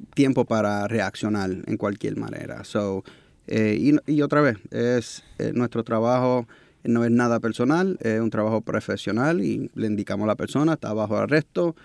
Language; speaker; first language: Spanish; early bilingual, heritage; Spanish